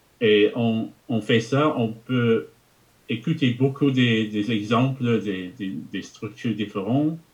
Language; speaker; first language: French; non-native, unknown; English